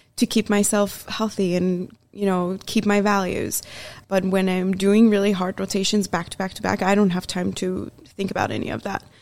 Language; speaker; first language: English; early bilingual, other home language; Persian